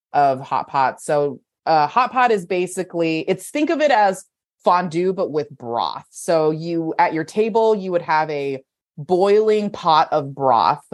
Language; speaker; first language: English; native; English